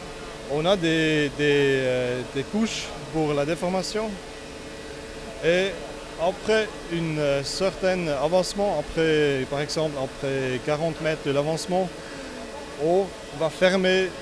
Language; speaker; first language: French; non-native, local second language; Italian